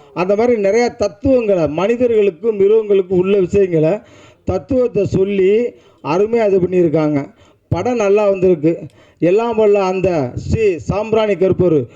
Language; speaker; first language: Tamil; native; Tamil